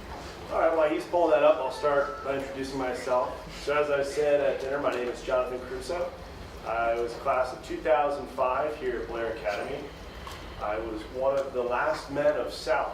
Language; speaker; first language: English; native; English